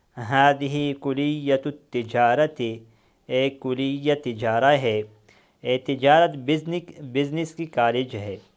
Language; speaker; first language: Urdu; non-native, local second language; Pashto